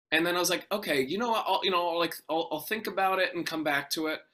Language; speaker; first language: English; native; English